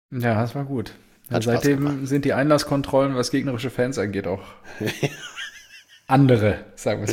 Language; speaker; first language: German; native; German